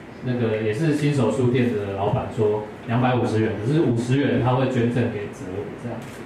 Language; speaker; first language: Chinese; native; Chinese